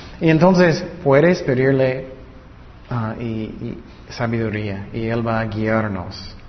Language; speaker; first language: Spanish; non-native, fluent; English